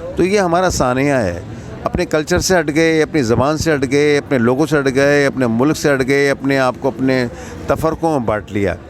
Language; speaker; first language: Urdu; non-native, local second language; Punjabi